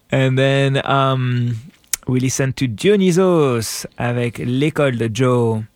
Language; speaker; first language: French; native; French